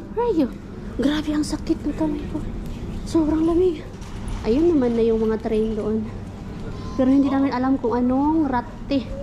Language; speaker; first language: Filipino; non-native, local second language; Cebuano